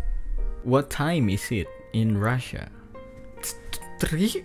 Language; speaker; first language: English; non-native, fluent; Indonesian